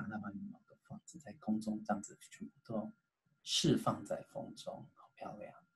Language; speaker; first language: Chinese; native; Chinese